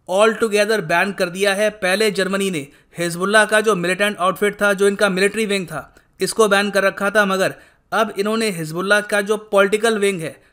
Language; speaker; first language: Hindi; native; Hindi